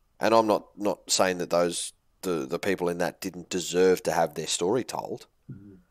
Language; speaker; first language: English; native; English